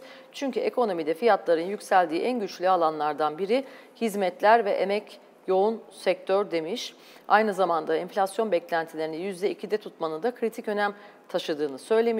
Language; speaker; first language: Turkish; native; Turkish